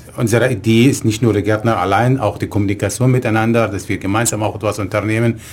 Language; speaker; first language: German; non-native, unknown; Arabic